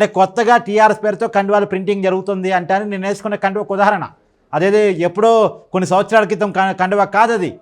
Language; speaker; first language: Telugu; native; Telugu